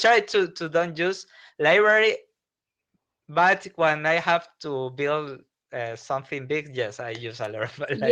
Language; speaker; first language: English; non-native, learner; Spanish